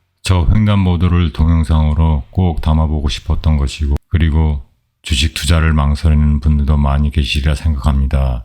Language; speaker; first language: Korean; native; Korean